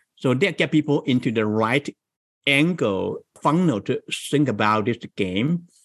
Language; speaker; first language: English; non-native, fluent; Chinese